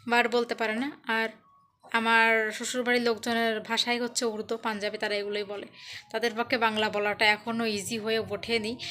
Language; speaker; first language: Bangla; native; Bangla